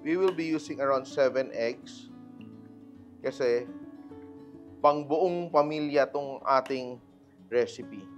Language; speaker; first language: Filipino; native; Filipino